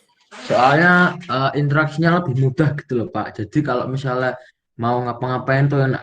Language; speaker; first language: Indonesian; native; Indonesian